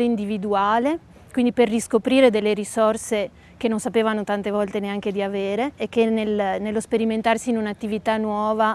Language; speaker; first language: Italian; native; Italian